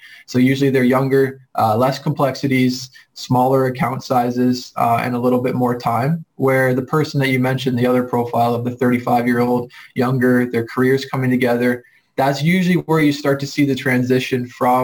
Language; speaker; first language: English; native; English